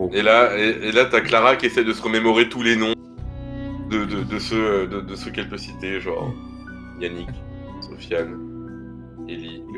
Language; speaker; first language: French; native; French